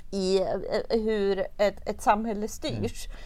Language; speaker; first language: Swedish; early bilingual, other home language; German